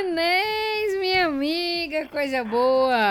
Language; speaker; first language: Portuguese; native; Portuguese